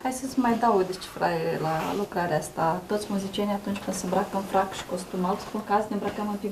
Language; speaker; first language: Romanian; native; Romanian